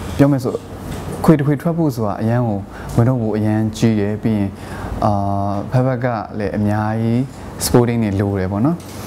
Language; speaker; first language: Burmese; native; Burmese